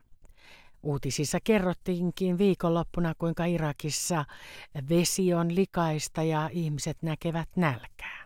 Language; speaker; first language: Finnish; native; Finnish